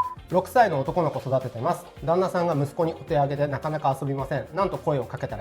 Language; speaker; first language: Japanese; native; Japanese